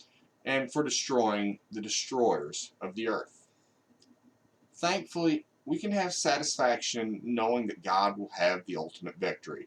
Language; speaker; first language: English; native; English